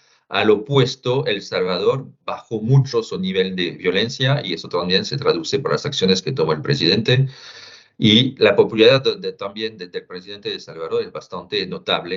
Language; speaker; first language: Spanish; non-native, fluent; French